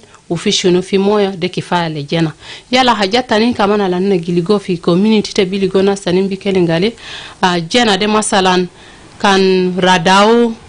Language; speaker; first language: Arabic; non-native, local second language; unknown